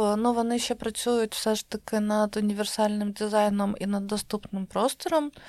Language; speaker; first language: Ukrainian; non-native, local second language; Russian